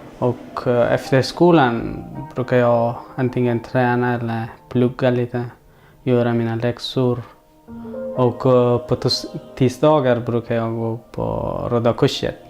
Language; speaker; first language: Swedish; non-native, learner; Persian